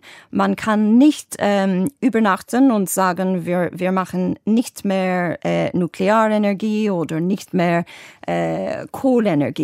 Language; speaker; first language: German; non-native, fluent; English